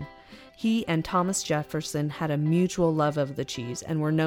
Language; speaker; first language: English; native; English